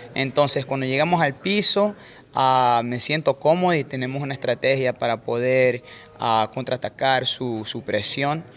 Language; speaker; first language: Spanish; native; Spanish